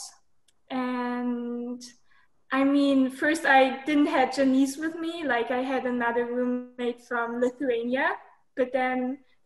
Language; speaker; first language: English; non-native, fluent; German